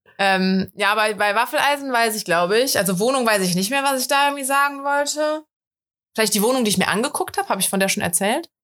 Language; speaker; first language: German; native; German